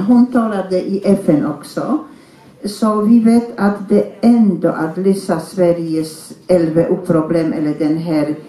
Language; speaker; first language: Swedish; non-native, fluent; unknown